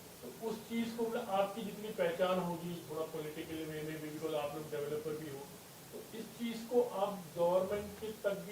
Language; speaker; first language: Hindi; native; Hindi